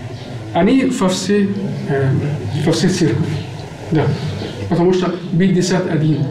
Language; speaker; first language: Russian; non-native, learner; Arabic